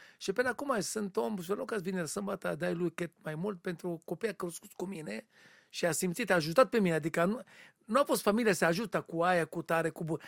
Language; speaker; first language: Romanian; non-native, learner; Hebrew